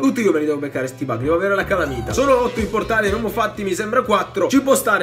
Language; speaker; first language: Italian; native; Italian